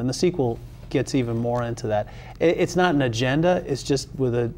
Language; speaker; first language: English; native; English